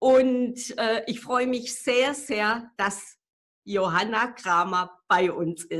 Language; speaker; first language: German; native; German